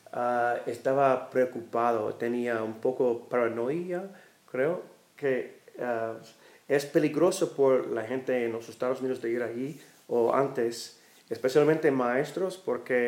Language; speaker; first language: Spanish; non-native, fluent; English